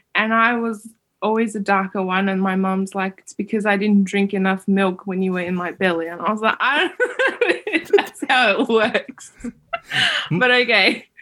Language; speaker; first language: English; early bilingual, other home language; Uyghur